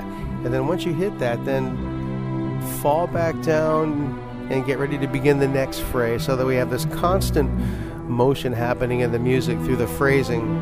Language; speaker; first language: English; native; English